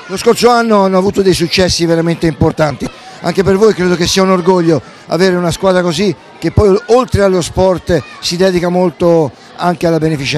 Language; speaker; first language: Italian; native; Italian